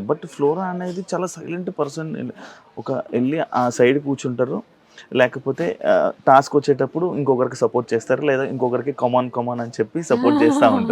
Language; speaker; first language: Telugu; native; Telugu